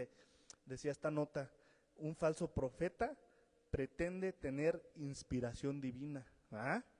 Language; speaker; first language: Spanish; native; Spanish